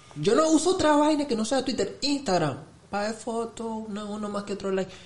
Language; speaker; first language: Spanish; early bilingual, other home language; Chinese